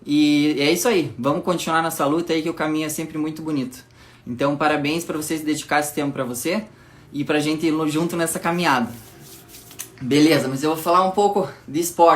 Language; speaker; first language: Portuguese; native; Portuguese